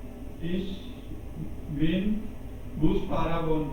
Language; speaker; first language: German; non-native, learner; Urdu